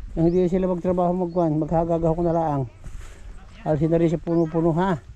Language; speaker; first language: Filipino; native; Filipino